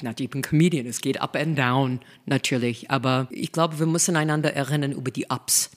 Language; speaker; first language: German; non-native, fluent; English